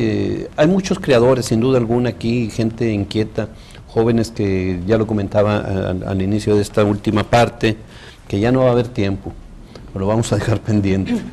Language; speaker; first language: Spanish; native; Spanish